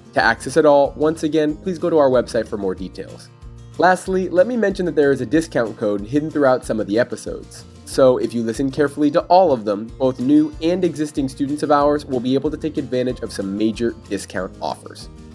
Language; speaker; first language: English; native; English